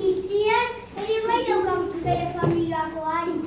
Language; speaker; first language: Basque; non-native, local second language; Spanish